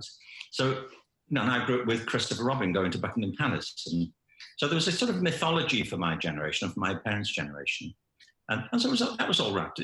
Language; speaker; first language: English; native; English